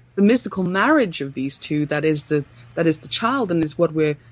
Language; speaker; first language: English; non-native, fluent; Swedish